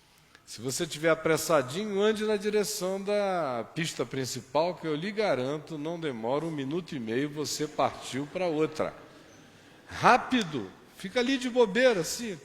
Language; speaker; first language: Portuguese; native; Portuguese